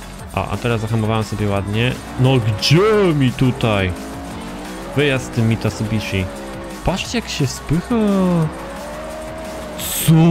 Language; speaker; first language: Polish; native; Polish